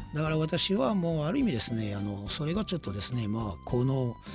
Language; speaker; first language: Japanese; non-native, fluent; French